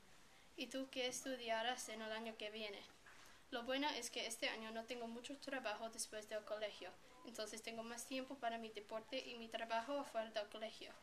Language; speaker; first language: Spanish; non-native, learner; English